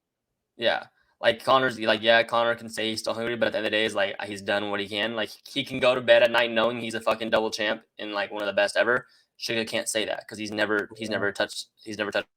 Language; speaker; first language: English; native; English